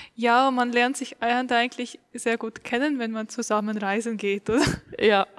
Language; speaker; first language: German; non-native, fluent; Estonian